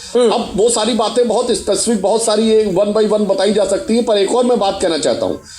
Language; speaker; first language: Hindi; native; Hindi